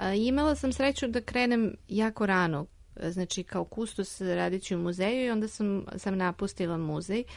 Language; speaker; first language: Serbian; native; Serbian